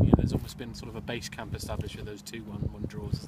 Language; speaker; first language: English; native; English